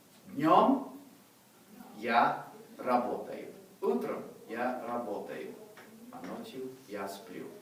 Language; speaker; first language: Russian; non-native, fluent; English